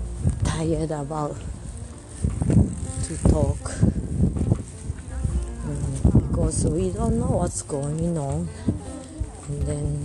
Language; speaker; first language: English; non-native, learner; Japanese